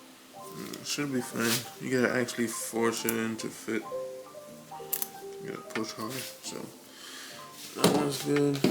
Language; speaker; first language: English; native; English